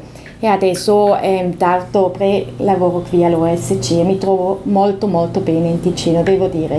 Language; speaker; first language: Italian; non-native, local second language; German